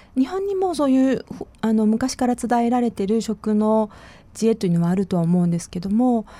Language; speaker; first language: Japanese; non-native, fluent; Chinese